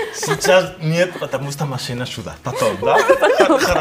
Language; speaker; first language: Russian; non-native, learner; Spanish